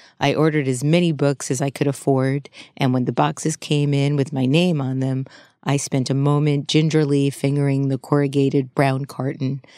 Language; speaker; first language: English; native; English